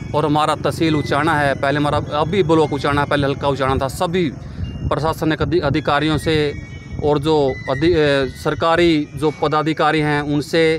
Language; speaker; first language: Hindi; native; Hindi